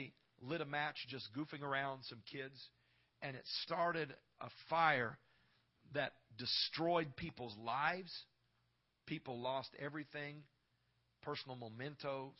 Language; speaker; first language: English; native; English